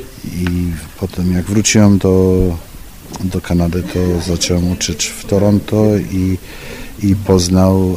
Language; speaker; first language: Polish; early bilingual, heritage; Polish